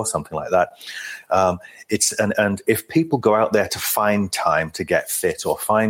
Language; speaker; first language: English; native; English